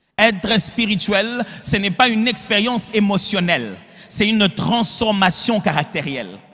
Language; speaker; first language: French; non-native, local second language; Lingala